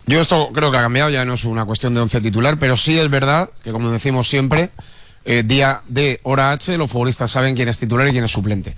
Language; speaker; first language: Spanish; native; Spanish